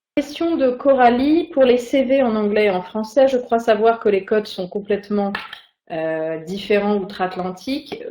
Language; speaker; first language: French; native; French